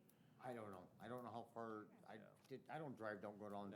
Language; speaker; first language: English; native; English